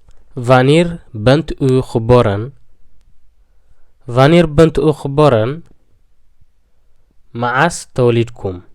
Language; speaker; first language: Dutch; non-native, fluent; Tigrinya